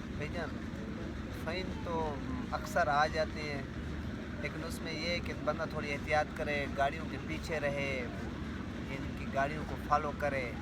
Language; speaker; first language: Urdu; non-native, local second language; Saraiki